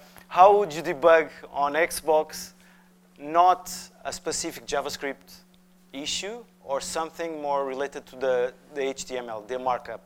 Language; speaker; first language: English; non-native, fluent; Portuguese